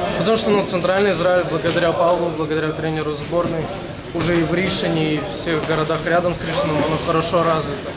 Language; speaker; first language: Russian; native; Russian